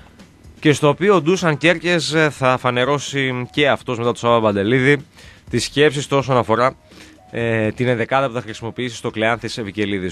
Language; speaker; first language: Greek; native; Greek